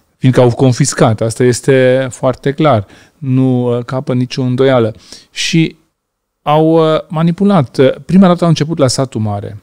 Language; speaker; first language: Romanian; non-native, local second language; Hungarian